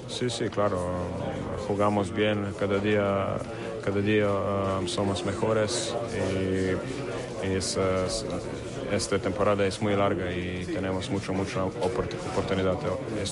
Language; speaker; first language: Spanish; non-native, learner; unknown